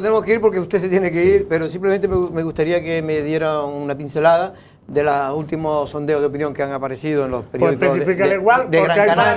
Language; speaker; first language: Spanish; native; Spanish